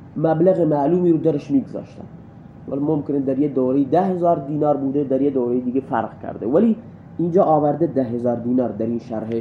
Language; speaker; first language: Persian; non-native, local second language; Baluchi